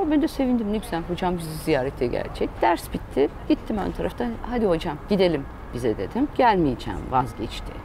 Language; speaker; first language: Turkish; early bilingual, heritage; Turkish